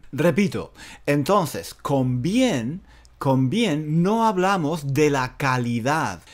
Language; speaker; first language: Spanish; native; Spanish